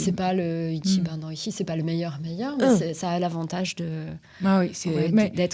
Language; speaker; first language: French; native; French